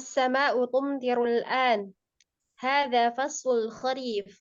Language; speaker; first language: Arabic; non-native, learner; Indonesian